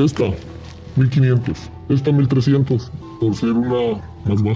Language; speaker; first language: Spanish; native; Spanish